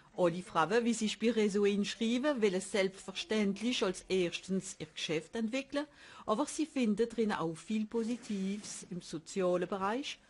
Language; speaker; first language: German; non-native, local second language; French